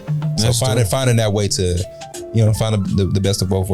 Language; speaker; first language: English; native; English